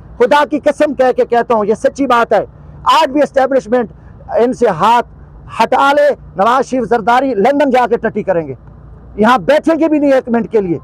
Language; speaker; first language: Urdu; non-native, local second language; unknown